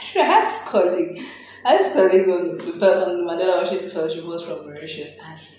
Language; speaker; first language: English; non-native, local second language; Yoruba